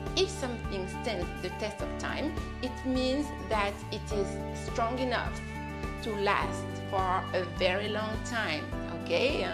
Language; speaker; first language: English; non-native, fluent; French